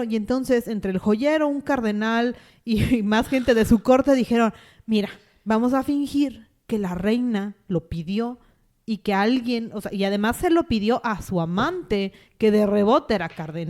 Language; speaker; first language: Spanish; native; Spanish